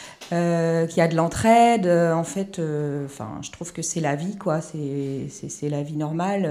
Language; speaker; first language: French; native; French